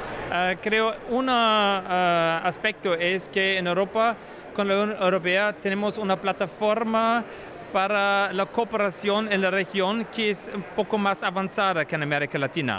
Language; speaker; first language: Spanish; non-native, fluent; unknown